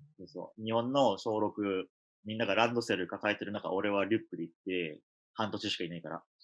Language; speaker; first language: Japanese; early bilingual, other home language; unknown